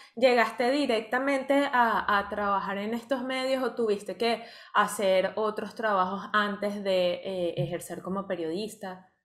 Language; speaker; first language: Spanish; native; Spanish